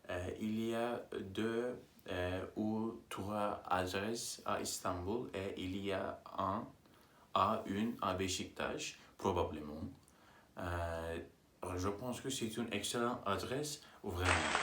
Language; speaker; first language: French; non-native, learner; Turkish